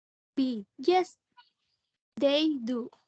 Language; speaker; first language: English; non-native, learner; Thai